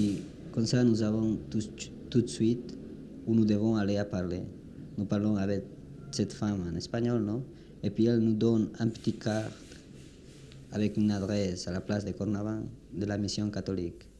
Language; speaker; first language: French; non-native, learner; Spanish